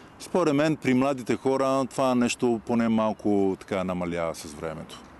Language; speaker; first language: Bulgarian; non-native, fluent; Italian